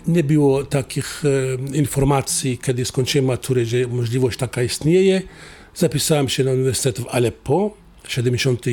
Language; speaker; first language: Polish; non-native, fluent; Assyrian Neo-Aramaic